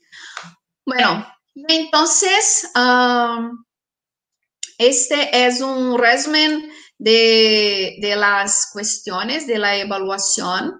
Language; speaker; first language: Spanish; non-native, fluent; Portuguese